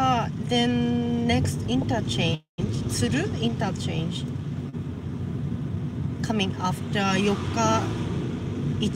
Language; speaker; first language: English; non-native, learner; Japanese